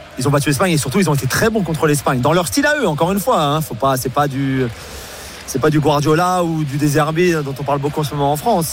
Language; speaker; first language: French; non-native, fluent; English